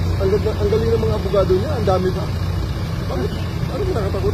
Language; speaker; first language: Filipino; native; Filipino